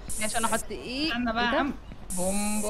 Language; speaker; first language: Arabic; native; Arabic